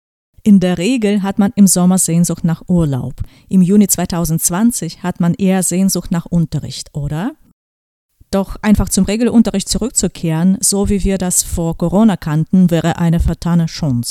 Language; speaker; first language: German; native; German